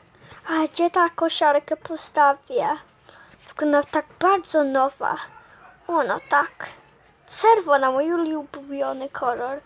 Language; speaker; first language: Polish; early bilingual, heritage; Polish